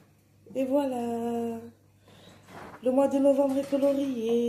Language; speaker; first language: French; native; French